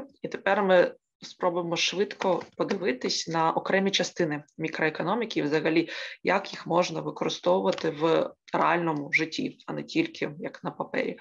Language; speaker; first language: Ukrainian; native; Ukrainian